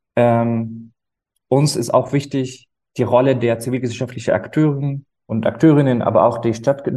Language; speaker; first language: German; non-native, fluent; Arabic